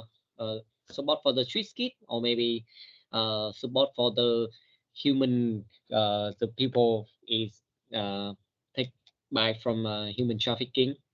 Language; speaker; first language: English; non-native, learner; Vietnamese